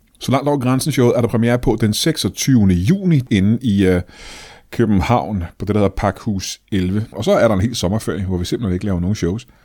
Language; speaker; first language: Danish; native; Danish